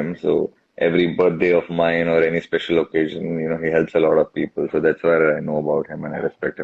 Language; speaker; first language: English; non-native, local second language; Tamil